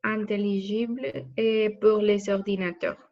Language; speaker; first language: French; non-native, learner; Spanish